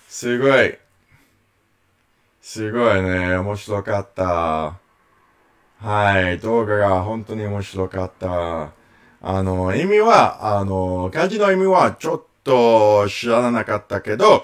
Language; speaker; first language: Japanese; non-native, learner; English